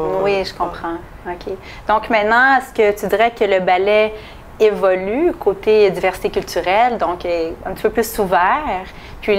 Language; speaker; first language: French; native; French